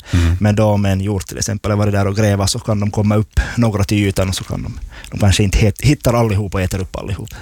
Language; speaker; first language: Swedish; native; Swedish